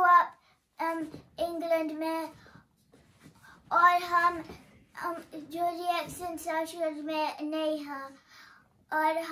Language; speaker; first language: Hindi; early bilingual, heritage; Hindi